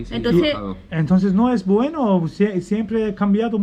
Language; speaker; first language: Spanish; non-native, learner; Turkish